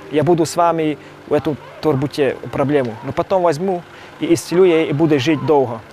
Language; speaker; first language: Russian; non-native, local second language; Romany